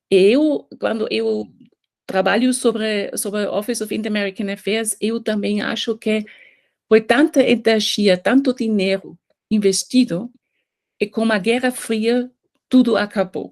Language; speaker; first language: Portuguese; non-native, fluent; German